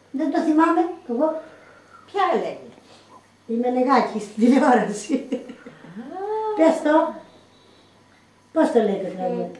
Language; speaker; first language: Greek; native; Greek